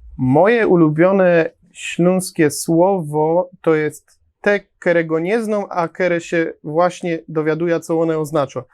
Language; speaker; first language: Polish; native; Polish